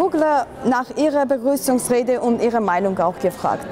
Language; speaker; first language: German; non-native, fluent; Armenian